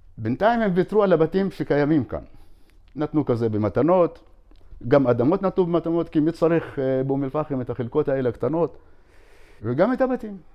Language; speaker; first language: Hebrew; non-native, local second language; Arabic